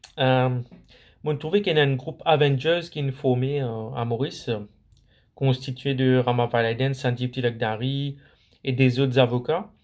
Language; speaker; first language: French; non-native, local second language; Morisyen